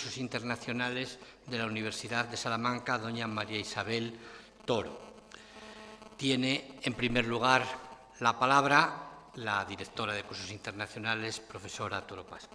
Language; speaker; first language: Spanish; native; Spanish